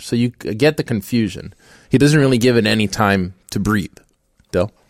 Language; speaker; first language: English; native; English